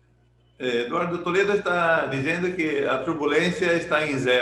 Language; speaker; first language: Portuguese; non-native, learner; Spanish